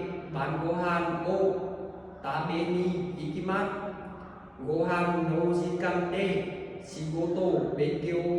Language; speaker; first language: Japanese; non-native, learner; Vietnamese